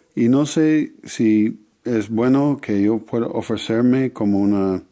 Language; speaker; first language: Spanish; non-native, learner; English